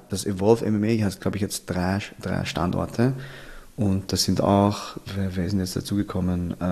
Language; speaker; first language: German; early bilingual, other home language; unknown